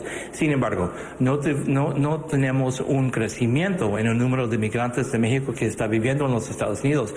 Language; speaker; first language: Spanish; early bilingual, other home language; English